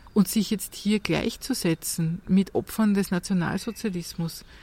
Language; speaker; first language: German; native; German